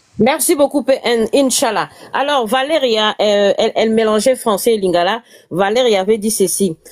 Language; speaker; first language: French; non-native, local second language; Lingala